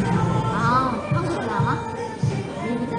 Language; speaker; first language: Korean; non-native, fluent; Chinese